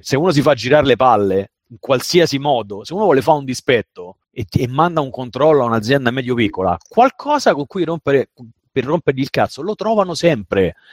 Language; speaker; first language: Italian; native; Italian